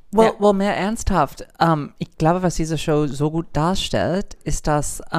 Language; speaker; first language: German; non-native, fluent; English